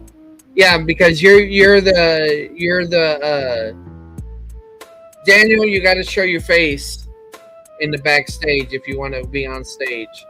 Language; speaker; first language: English; native; English